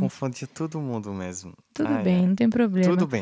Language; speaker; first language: Portuguese; non-native, fluent; French